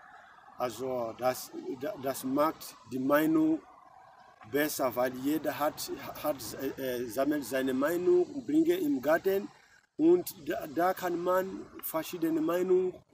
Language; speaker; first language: German; non-native, learner; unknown